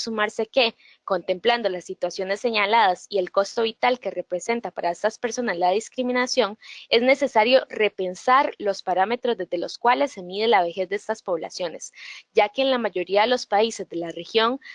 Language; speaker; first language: Spanish; native; Spanish